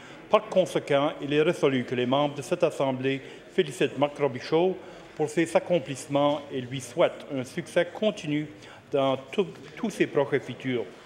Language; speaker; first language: French; native; French